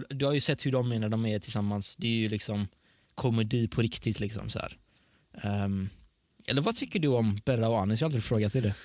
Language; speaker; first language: Swedish; early bilingual, other home language; Persian